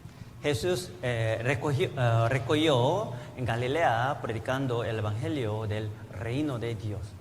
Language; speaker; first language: Spanish; non-native, learner; Korean